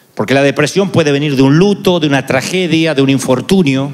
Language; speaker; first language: Spanish; native; Spanish